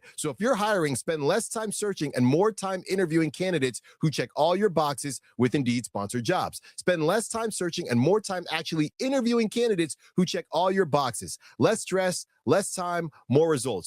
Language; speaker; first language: English; native; English